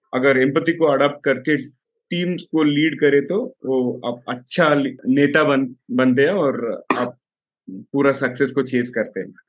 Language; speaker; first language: Hindi; native; Hindi